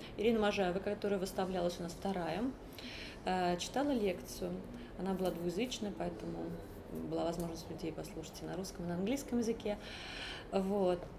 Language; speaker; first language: Russian; native; Russian